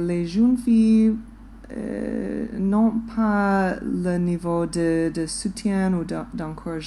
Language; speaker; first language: French; non-native, fluent; English